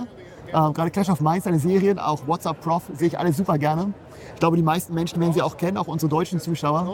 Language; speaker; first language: German; native; German